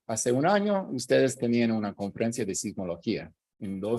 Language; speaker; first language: Spanish; non-native, fluent; English